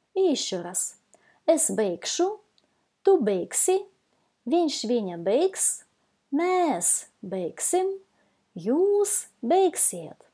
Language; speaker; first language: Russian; native; Russian